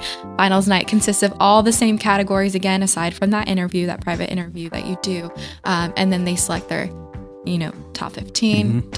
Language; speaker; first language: English; native; English